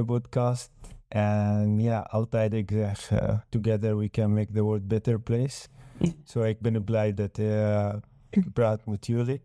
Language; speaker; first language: Dutch; non-native, learner; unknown